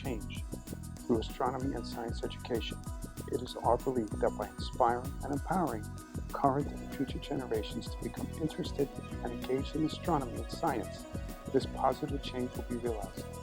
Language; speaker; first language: English; native; English